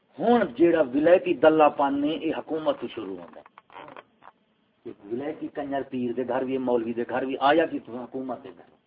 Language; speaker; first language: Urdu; non-native, local second language; Punjabi